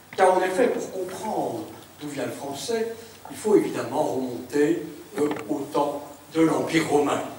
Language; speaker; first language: French; native; French